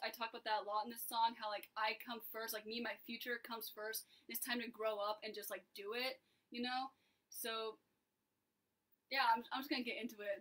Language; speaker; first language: English; native; English